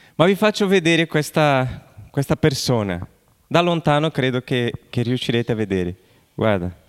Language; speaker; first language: Italian; non-native, fluent; Portuguese